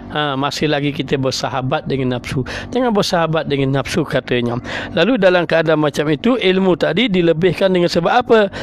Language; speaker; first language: Malay; native; Malay